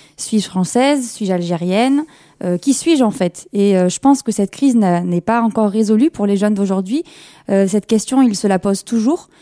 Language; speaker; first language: French; early bilingual, other home language; Kabyle